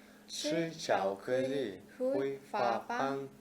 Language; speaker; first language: Chinese; non-native, learner; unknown